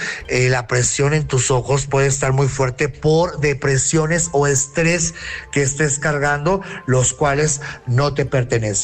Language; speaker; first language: Spanish; native; Spanish